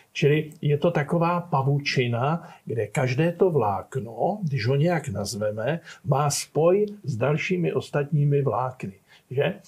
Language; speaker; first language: Czech; native; Czech